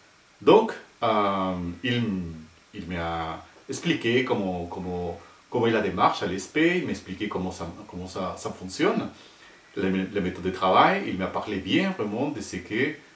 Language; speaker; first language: French; non-native, fluent; Spanish